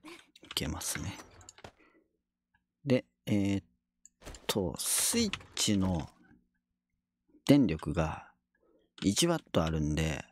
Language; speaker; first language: Japanese; native; Japanese